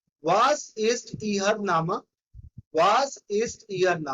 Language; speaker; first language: German; non-native, fluent; Hindi